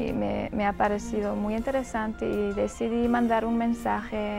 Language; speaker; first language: Spanish; non-native, fluent; Dutch